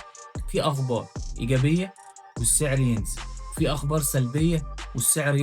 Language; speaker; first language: Arabic; native; Arabic